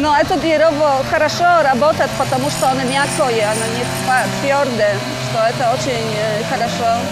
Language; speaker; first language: Russian; non-native, learner; Danish